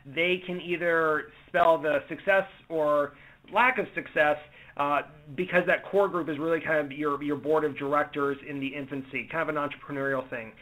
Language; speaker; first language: English; native; English